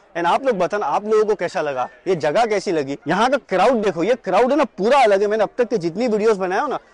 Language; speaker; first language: Hindi; non-native, local second language; Urdu